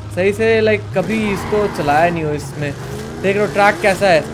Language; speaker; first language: Hindi; native; Hindi